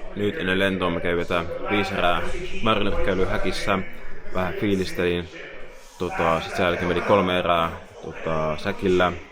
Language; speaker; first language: Finnish; early bilingual, other home language; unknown